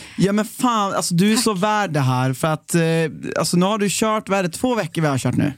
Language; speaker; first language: Swedish; native; Swedish